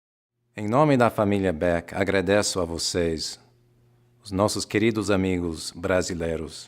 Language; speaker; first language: Portuguese; non-native, fluent; English